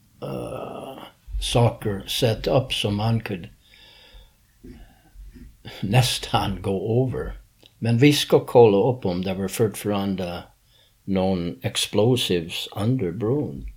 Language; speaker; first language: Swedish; early bilingual, heritage; English